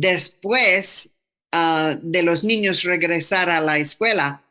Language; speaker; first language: Spanish; non-native, fluent; English